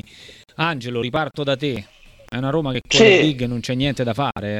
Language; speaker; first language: Italian; native; Italian